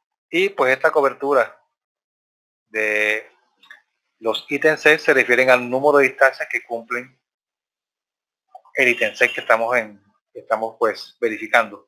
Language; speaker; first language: Spanish; native; Spanish